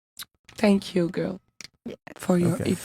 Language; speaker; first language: English; non-native, learner; French